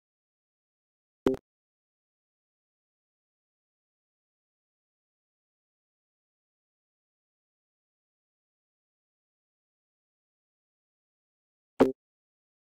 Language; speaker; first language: Chinese; non-native, learner; English